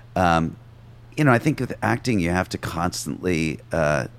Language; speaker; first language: English; native; English